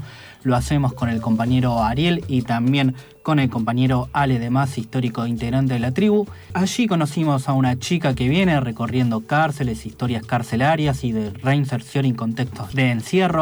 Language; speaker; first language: Spanish; native; Spanish